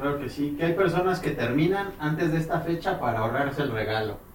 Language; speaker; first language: Spanish; native; Spanish